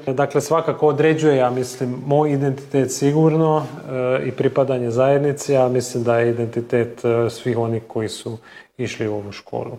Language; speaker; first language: Serbian; early bilingual, heritage; Croatian